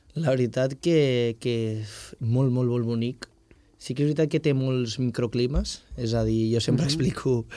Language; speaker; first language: Catalan; non-native, fluent; Portuguese